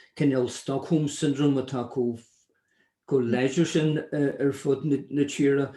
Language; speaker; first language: Irish; non-native, local second language; English